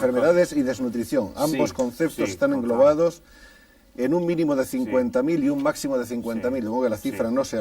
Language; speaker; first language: Spanish; native; Spanish